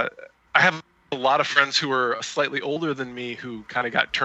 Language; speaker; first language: English; native; English